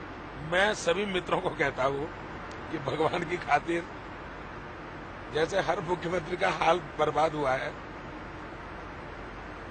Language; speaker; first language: Hindi; non-native, local second language; Gujarati